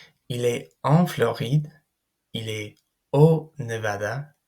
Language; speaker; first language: French; non-native, fluent; English